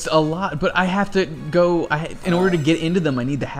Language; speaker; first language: English; native; English